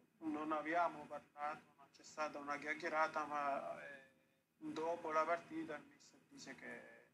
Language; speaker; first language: Italian; non-native, fluent; Spanish